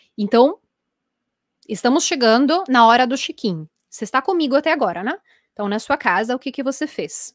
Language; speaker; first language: Portuguese; non-native, fluent; Italian